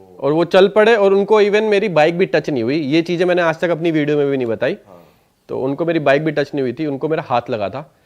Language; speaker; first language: Hindi; non-native, local second language; Punjabi